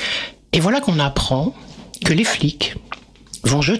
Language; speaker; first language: French; native; French